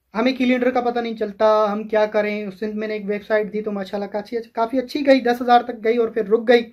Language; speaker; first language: Urdu; non-native, local second language; Sindhi